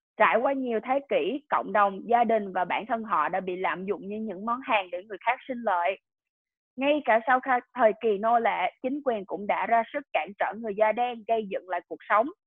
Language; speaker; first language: Vietnamese; early bilingual, heritage; Vietnamese